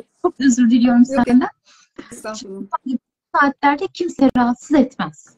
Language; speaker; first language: Turkish; native; Turkish